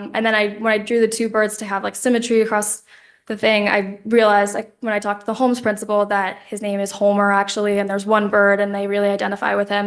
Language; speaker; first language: English; native; English